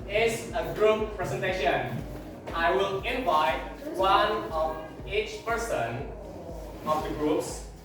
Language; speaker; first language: English; non-native, learner; Indonesian